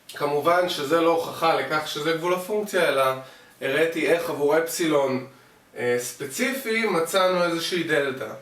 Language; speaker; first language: Hebrew; native; Hebrew